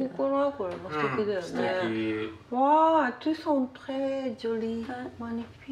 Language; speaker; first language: French; non-native, learner; Japanese